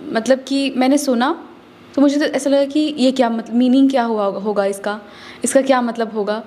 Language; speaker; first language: Hindi; native; Hindi